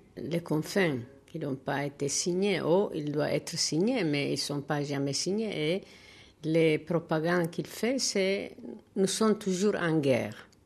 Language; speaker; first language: French; non-native, learner; Tigrinya